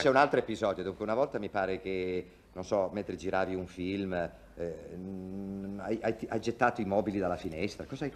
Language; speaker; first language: Italian; native; Italian